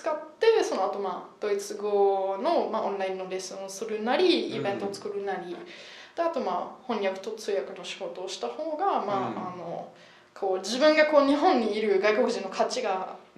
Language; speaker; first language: Japanese; non-native, fluent; German